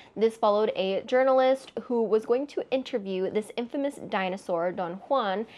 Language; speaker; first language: English; native; English